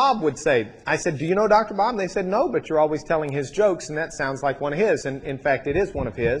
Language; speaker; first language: English; native; English